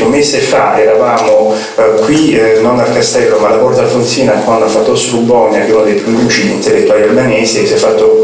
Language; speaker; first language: Italian; native; Italian